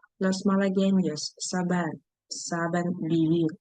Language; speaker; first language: Spanish; non-native, fluent; Ukrainian